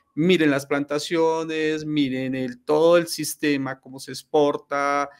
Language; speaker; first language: Spanish; native; Spanish